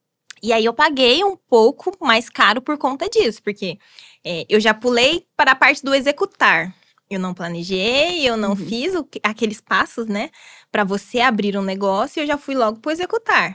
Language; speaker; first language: Portuguese; native; Portuguese